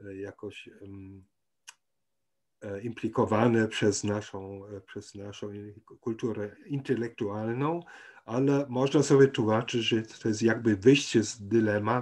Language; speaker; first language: Polish; non-native, fluent; German